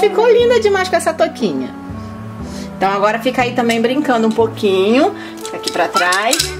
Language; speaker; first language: Portuguese; native; Portuguese